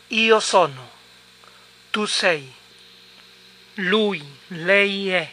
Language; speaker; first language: Italian; non-native, fluent; Spanish